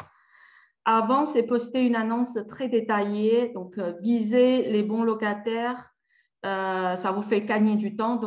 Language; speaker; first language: French; native; French